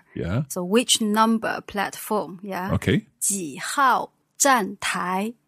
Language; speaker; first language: English; non-native, fluent; Chinese